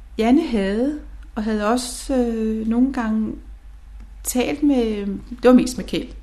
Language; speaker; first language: Danish; native; Danish